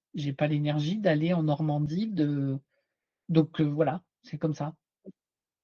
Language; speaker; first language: French; native; French